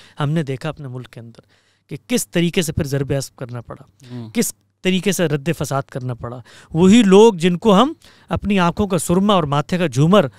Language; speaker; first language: Urdu; native; Urdu